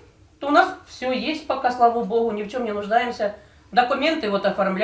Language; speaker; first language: Russian; native; Russian